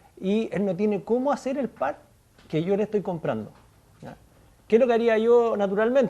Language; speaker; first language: Spanish; native; Spanish